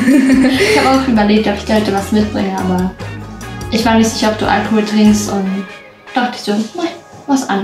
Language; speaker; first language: German; native; German